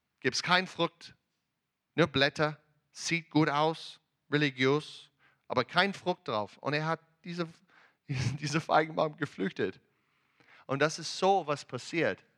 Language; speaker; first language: German; non-native, learner; English